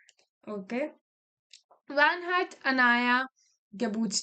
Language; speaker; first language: German; non-native, learner; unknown